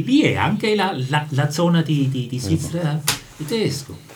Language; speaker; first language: Italian; non-native, local second language; German